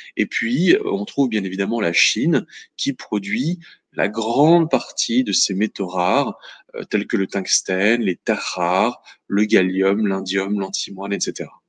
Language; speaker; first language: French; native; French